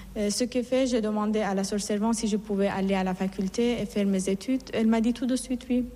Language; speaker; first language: French; non-native, fluent; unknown